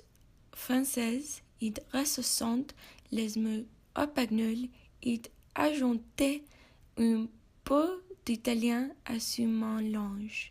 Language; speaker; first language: French; non-native, learner; English